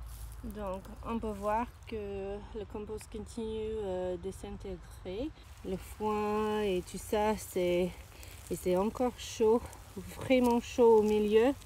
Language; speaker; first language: French; non-native, fluent; English